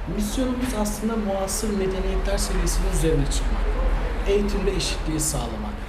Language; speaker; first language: Turkish; native; Turkish